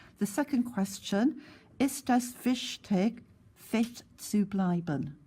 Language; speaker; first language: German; non-native, fluent; English